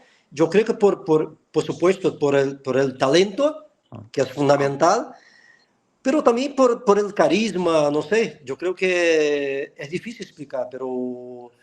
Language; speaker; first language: Spanish; non-native, fluent; Portuguese